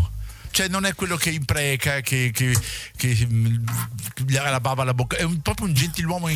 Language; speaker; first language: Italian; native; Italian